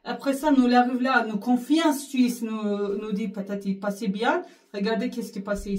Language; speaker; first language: French; non-native, learner; Arabic